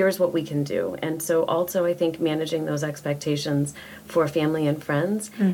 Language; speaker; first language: English; native; English